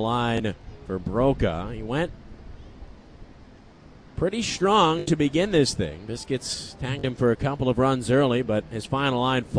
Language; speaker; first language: English; native; English